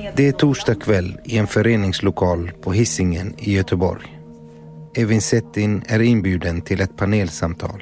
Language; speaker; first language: Swedish; native; Swedish